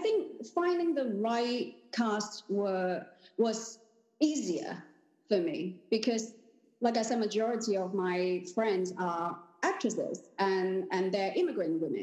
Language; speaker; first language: English; non-native, local second language; Cantonese